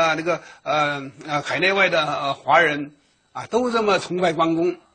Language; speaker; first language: Chinese; native; Chinese